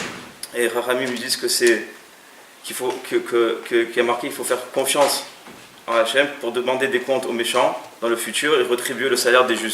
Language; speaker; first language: French; native; French